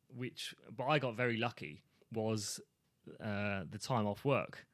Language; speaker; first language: English; native; English